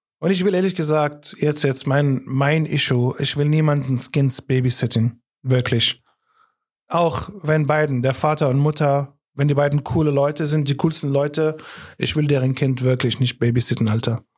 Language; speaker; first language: German; non-native, fluent; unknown